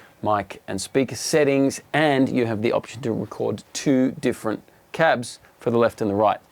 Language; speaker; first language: English; native; English